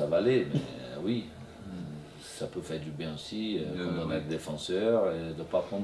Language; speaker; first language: French; non-native, fluent; Portuguese